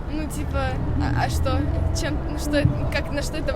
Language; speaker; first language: Russian; native; Russian